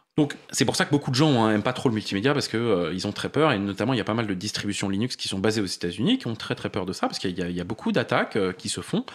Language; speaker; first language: French; native; French